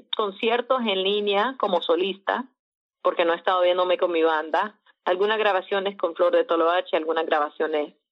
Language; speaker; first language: Spanish; native; Spanish